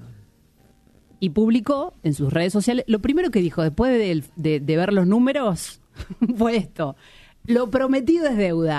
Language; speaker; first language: Spanish; native; Spanish